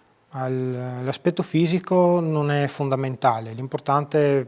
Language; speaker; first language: Italian; native; Italian